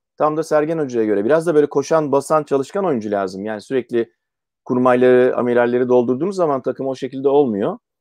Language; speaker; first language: Turkish; native; Turkish